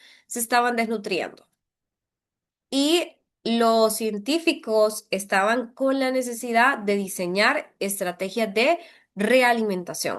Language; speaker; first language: Spanish; native; Spanish